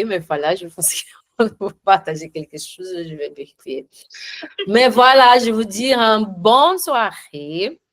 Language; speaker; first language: French; non-native, learner; Portuguese